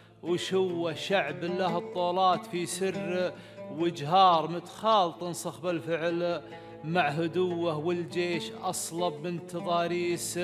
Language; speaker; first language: Arabic; native; Arabic